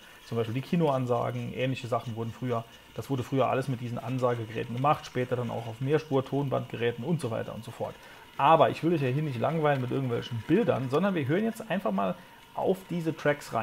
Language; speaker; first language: German; native; German